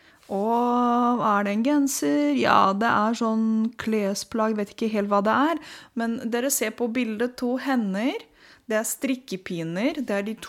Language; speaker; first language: Norwegian; non-native, fluent; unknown